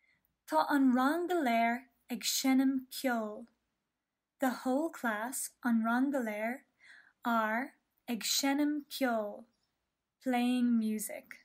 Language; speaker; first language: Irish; non-native, local second language; English